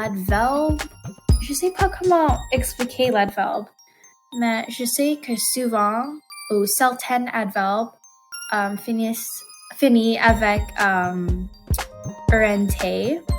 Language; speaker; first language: French; non-native, learner; English